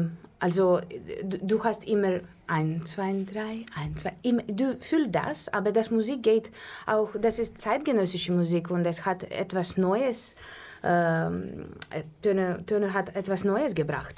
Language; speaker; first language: German; non-native, learner; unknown